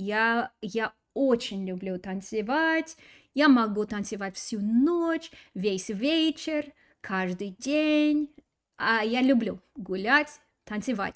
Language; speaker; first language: Russian; non-native, fluent; English